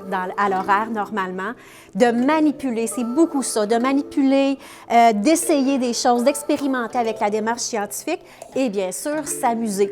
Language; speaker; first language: French; native; French